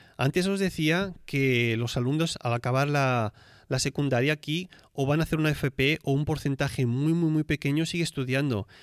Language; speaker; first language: Spanish; native; Spanish